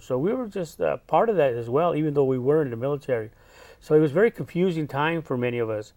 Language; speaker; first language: English; native; English